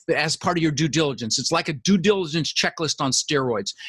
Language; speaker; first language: English; early bilingual, other home language; Dutch